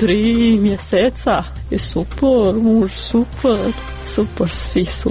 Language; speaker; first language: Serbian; non-native, learner; Albanian